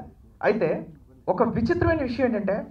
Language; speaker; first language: Telugu; native; Telugu